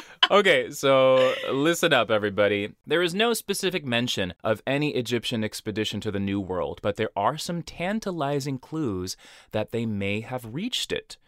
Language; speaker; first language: English; early bilingual, other home language; Portuguese